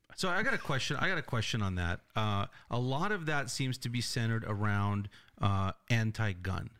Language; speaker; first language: English; native; English